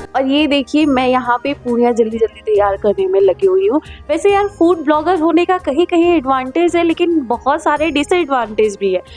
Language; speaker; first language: Hindi; native; Hindi